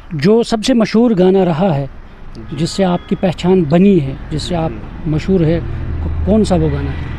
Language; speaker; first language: Hindi; non-native, local second language; Kashmiri